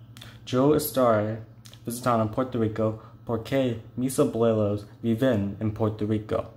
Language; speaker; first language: Spanish; non-native, learner; English